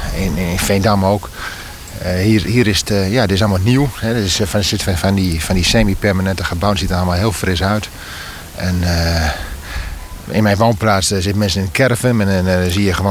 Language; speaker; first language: Dutch; native; Dutch